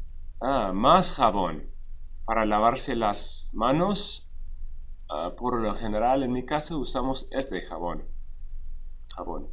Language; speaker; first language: Spanish; non-native, fluent; English